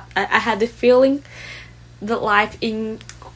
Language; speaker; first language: English; non-native, learner; Vietnamese